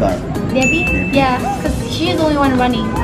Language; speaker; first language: English; non-native, learner; Thai